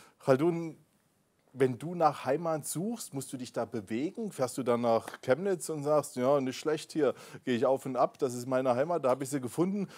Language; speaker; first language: German; native; German